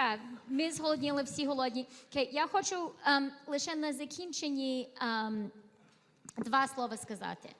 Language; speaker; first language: Ukrainian; early bilingual, heritage; Ukrainian